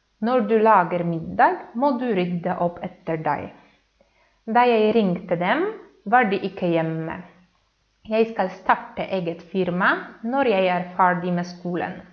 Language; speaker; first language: Norwegian; non-native, fluent; Polish